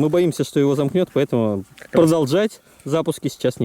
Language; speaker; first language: Russian; native; Russian